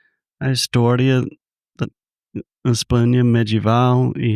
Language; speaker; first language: Portuguese; non-native, fluent; English